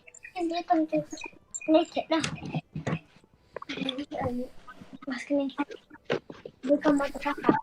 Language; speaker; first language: Welsh; non-native, local second language; English